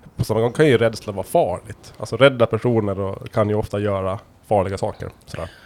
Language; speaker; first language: Swedish; native; Swedish